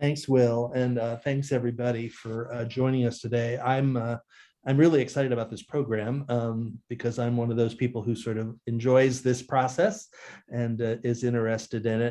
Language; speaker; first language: English; native; English